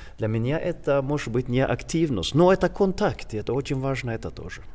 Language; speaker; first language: Russian; non-native, learner; Swedish